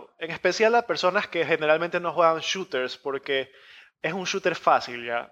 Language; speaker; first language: Spanish; native; Spanish